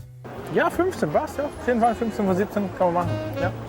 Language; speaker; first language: German; native; German